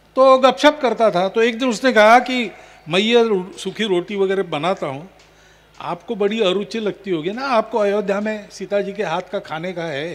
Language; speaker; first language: Hindi; non-native, local second language; Marathi